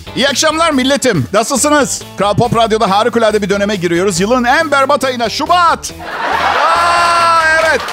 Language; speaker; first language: Turkish; non-native, fluent; Italian